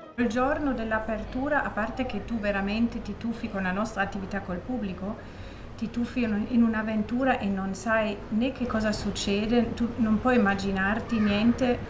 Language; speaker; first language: Italian; non-native, fluent; German